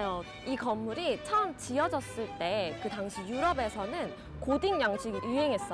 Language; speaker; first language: Korean; native; Korean